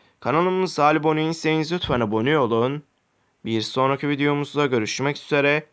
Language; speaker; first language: Turkish; native; Turkish